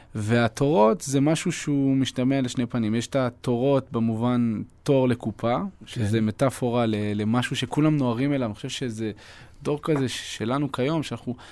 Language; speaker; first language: Hebrew; early bilingual, other home language; French